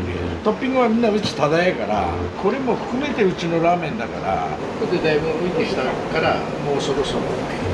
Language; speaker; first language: Japanese; native; Japanese